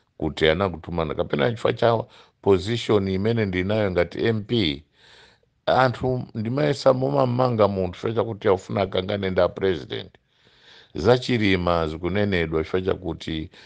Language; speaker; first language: Nyanja; non-native, local second language; Tumbuka